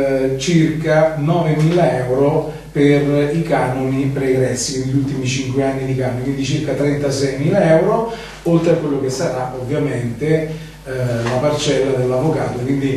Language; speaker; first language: Italian; native; Italian